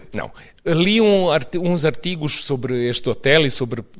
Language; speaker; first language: Portuguese; non-native, fluent; Serbian